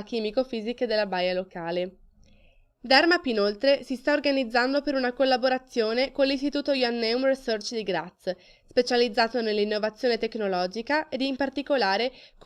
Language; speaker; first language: Italian; native; Italian